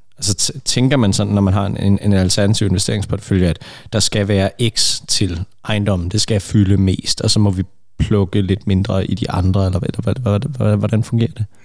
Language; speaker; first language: Danish; native; Danish